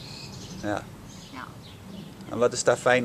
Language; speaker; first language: Dutch; native; Dutch